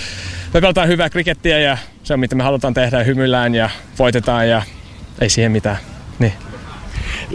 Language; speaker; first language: Finnish; non-native, fluent; English